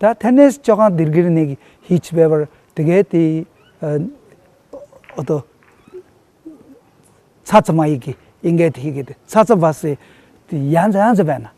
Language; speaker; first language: Mongolian; non-native, fluent; Tibetan